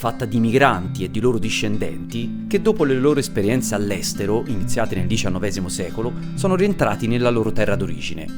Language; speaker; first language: Italian; native; Italian